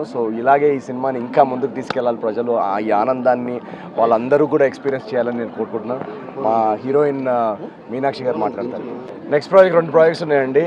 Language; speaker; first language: Telugu; native; Telugu